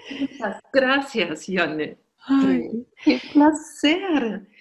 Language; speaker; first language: Spanish; non-native, learner; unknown